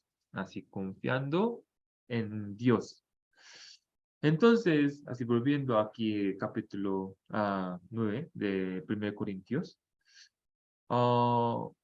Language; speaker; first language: Spanish; non-native, fluent; Korean